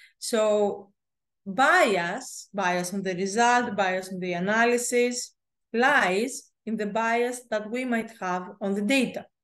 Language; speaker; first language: English; non-native, fluent; Greek